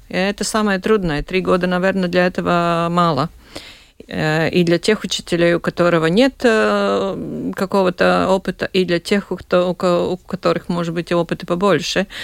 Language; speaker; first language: Russian; non-native, local second language; Latvian